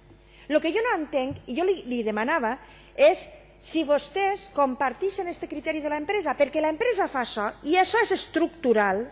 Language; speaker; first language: Catalan; native; Catalan